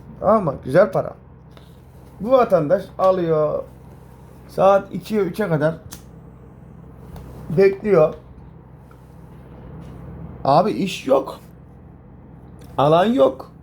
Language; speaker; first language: Turkish; native; Turkish